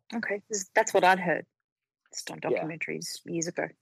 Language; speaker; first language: English; native; English